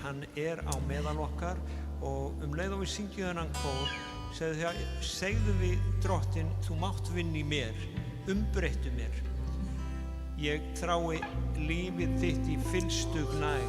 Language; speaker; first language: Icelandic; non-native, fluent; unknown